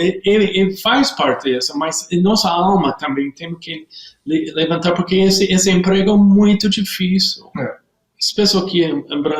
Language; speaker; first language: Portuguese; non-native, learner; English